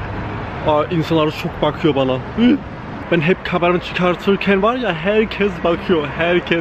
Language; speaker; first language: Turkish; early bilingual, heritage; Turkish